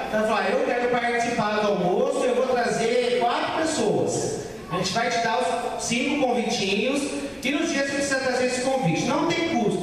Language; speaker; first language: Portuguese; native; Portuguese